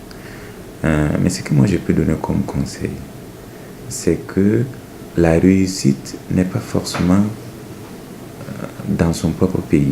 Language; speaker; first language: French; non-native, local second language; Mossi